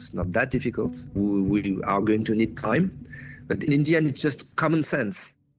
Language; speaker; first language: English; non-native, fluent; French